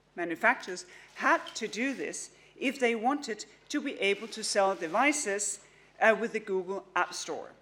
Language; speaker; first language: English; non-native, fluent; Danish